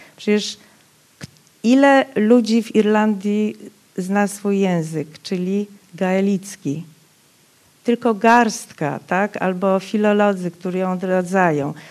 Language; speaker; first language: Polish; non-native, local second language; Rusyn